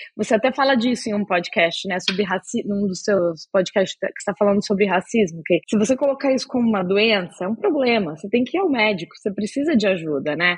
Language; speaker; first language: Portuguese; native; Portuguese